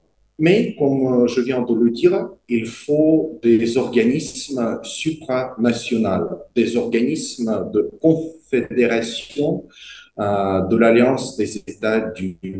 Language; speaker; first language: French; non-native, fluent; Russian